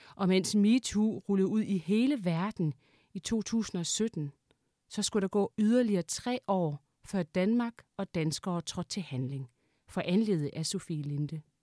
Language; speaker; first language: Danish; native; Danish